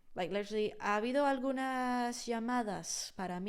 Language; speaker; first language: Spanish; non-native, fluent; English